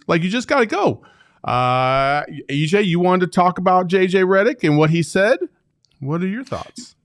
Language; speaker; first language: English; native; English